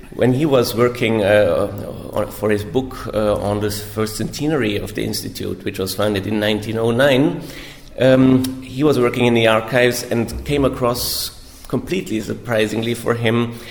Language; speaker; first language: English; non-native, fluent; German